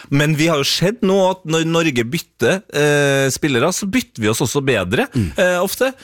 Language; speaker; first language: Norwegian; native; Norwegian